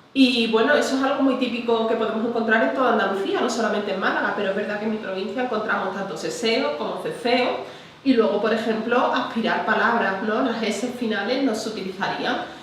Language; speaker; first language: Spanish; native; Spanish